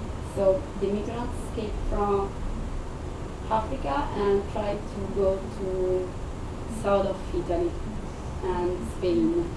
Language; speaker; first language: English; non-native, fluent; Italian